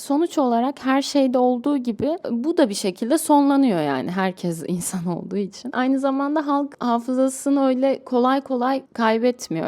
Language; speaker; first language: Turkish; native; Turkish